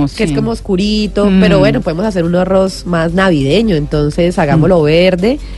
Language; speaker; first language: Spanish; native; Spanish